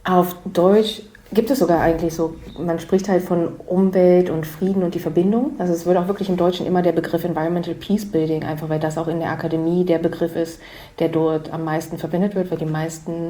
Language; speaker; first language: German; native; German